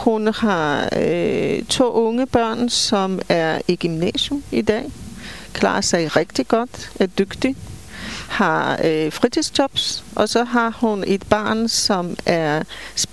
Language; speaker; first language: Danish; non-native, fluent; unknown